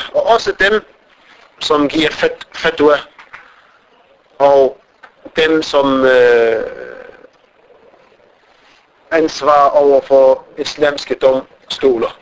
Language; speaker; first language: Danish; non-native, fluent; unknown